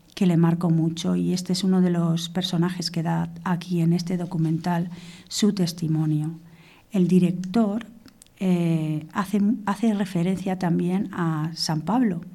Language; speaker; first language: Spanish; non-native, fluent; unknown